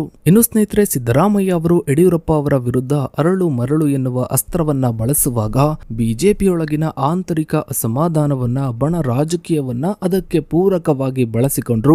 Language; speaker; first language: Kannada; native; Kannada